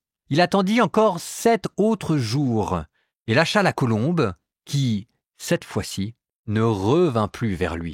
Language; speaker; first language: French; native; French